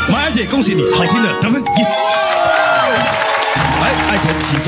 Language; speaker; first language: Chinese; native; Chinese